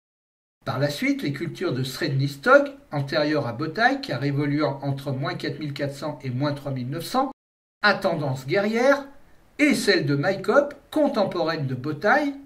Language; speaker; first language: French; native; French